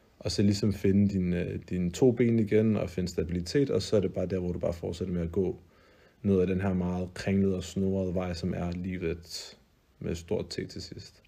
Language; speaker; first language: Danish; early bilingual, other home language; Arabic